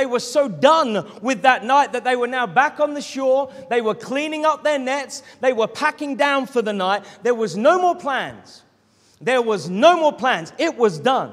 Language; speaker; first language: English; native; English